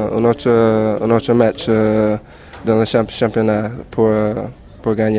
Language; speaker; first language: French; non-native, learner; English